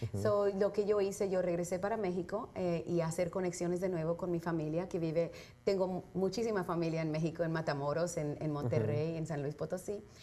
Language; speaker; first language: Spanish; early bilingual, heritage; Spanish